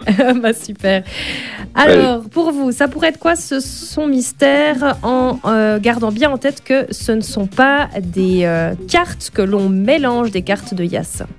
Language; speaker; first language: French; native; French